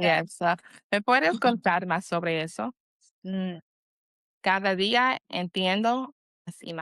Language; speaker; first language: Spanish; non-native, learner; English